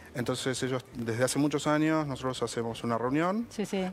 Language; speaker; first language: Spanish; native; Spanish